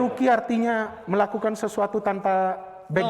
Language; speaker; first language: Indonesian; native; Indonesian